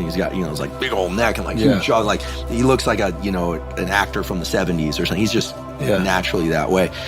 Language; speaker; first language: English; native; English